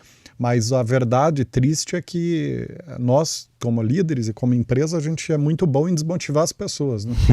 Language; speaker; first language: Portuguese; native; Portuguese